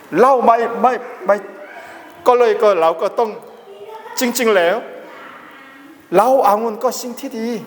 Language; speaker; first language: Thai; non-native, learner; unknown